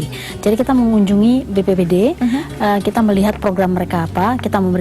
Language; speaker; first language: Indonesian; native; Indonesian